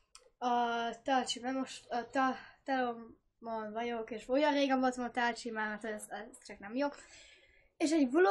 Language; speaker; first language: Hungarian; early bilingual, heritage; Hungarian